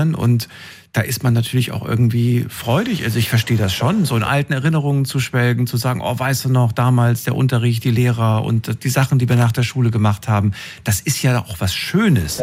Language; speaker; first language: German; native; German